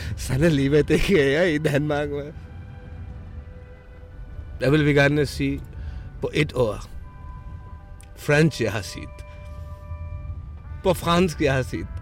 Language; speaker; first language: Danish; non-native, fluent; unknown